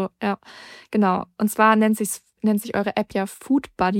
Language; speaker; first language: German; native; German